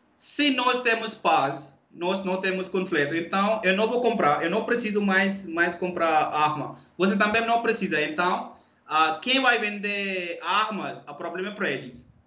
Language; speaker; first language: Portuguese; non-native, learner; Urdu